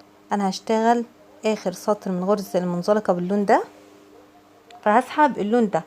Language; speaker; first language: Arabic; native; Arabic